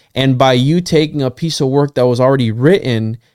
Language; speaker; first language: English; non-native, fluent; Spanish